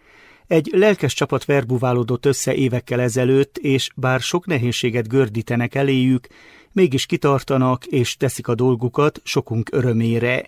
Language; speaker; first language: Hungarian; native; Hungarian